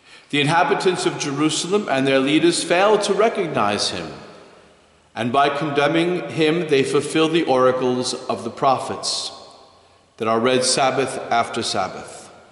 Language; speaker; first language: English; native; English